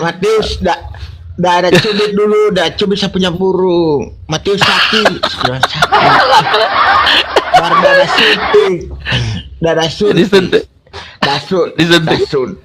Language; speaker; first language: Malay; non-native, local second language; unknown